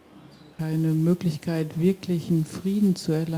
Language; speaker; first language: German; native; German